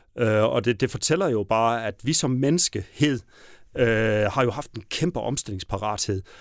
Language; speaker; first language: Danish; native; Danish